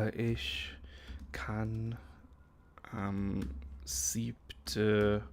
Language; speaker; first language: German; non-native, fluent; English